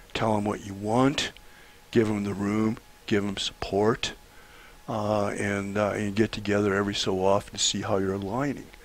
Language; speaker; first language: English; native; English